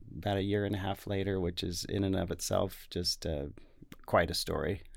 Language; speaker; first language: English; native; English